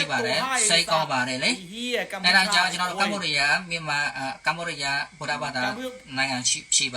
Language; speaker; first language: Burmese; non-native, learner; Khmer